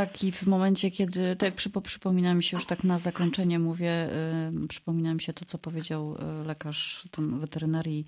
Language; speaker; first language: Polish; native; Polish